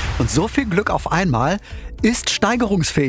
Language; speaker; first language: German; native; German